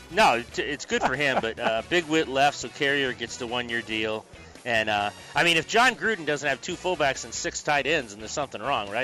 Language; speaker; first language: English; native; English